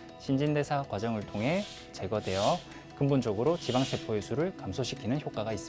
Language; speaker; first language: Korean; native; Korean